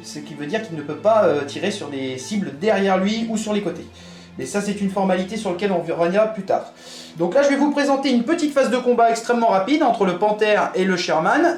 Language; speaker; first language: French; native; French